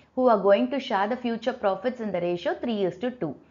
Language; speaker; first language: English; non-native, local second language; Tamil